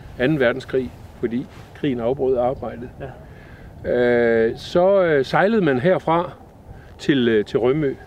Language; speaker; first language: Danish; native; Danish